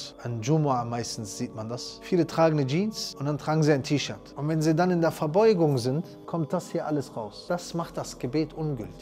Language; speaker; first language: German; native; German